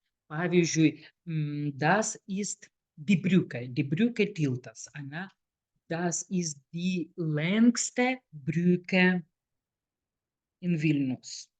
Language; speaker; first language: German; non-native, fluent; Lithuanian